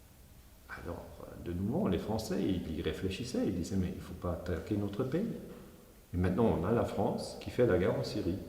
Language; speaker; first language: French; non-native, fluent; German